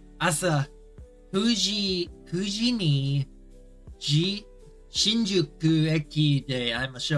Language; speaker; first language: Japanese; non-native, learner; English